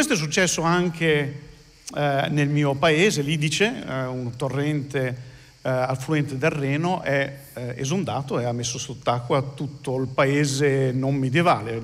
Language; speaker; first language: Italian; native; Italian